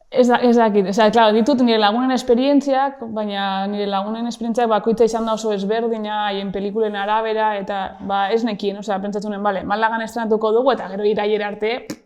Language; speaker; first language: Basque; non-native, local second language; Spanish